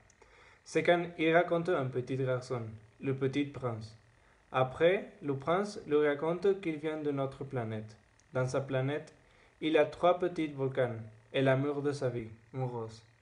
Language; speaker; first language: French; non-native, learner; Spanish